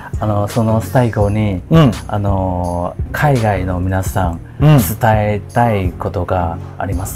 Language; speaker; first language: Japanese; non-native, learner; Chinese